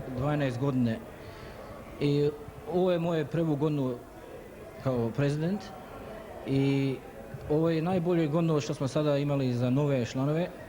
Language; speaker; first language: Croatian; early bilingual, heritage; Croatian